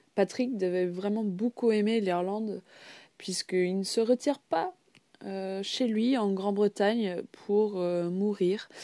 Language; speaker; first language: French; non-native, fluent; English